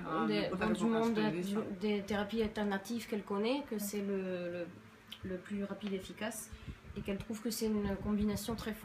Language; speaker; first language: French; native; French